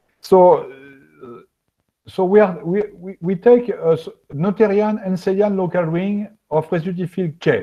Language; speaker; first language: English; non-native, fluent; French